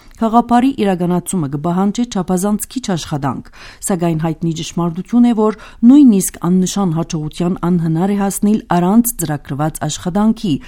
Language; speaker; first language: Armenian; early bilingual, heritage; Armenian